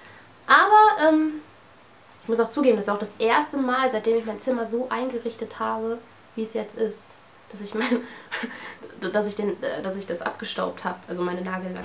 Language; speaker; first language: German; native; German